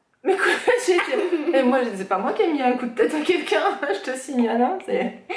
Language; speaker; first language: French; native; French